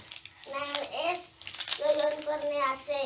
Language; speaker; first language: English; non-native, learner; Indonesian